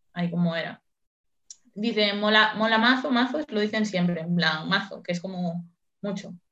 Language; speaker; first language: Spanish; native; Spanish